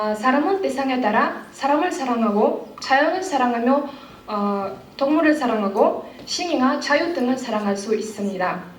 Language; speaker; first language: Korean; non-native, fluent; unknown